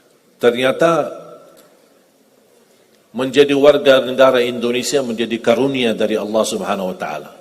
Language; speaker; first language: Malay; non-native, fluent; Arabic